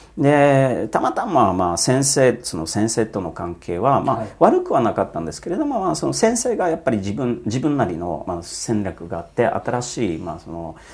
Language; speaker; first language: Japanese; non-native, fluent; Polish